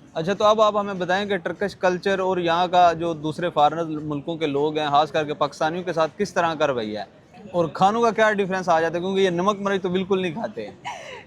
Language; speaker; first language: Urdu; non-native, local second language; Punjabi